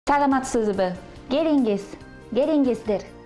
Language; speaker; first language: Kyrgyz; non-native, learner; Japanese